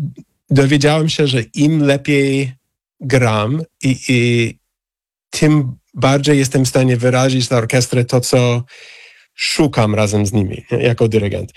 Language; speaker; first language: Polish; non-native, fluent; English